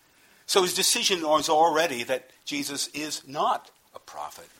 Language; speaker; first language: English; native; English